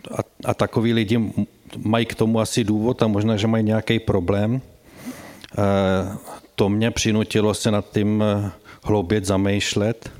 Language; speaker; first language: Czech; native; Czech